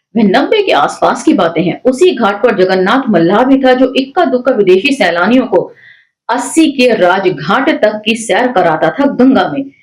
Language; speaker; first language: Hindi; native; Hindi